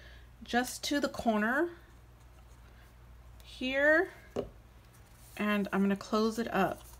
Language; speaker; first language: English; native; English